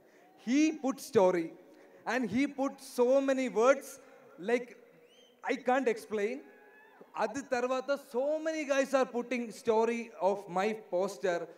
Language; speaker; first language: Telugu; non-native, learner; Malayalam